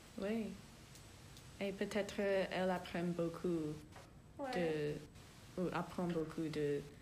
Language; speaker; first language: French; non-native, learner; English